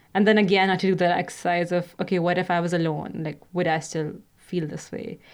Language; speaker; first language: English; non-native, local second language; Hindi